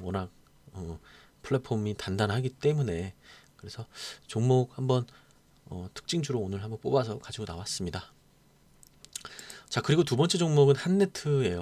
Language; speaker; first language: Korean; native; Korean